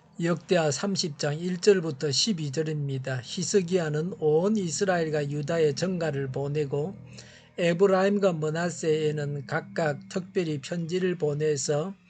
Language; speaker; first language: Korean; native; Korean